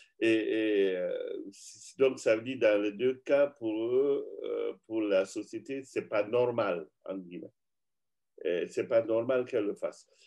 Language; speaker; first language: French; non-native, local second language; Bambara